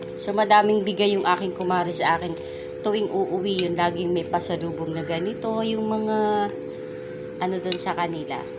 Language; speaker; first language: Filipino; non-native, local second language; Bikol